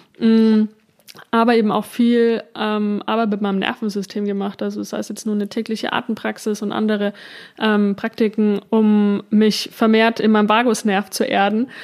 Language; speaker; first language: German; native; German